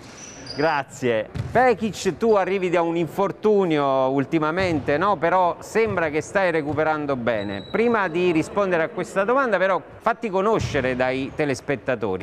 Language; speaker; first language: Italian; native; Italian